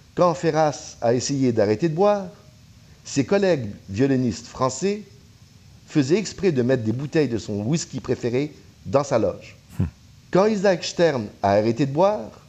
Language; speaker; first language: French; native; French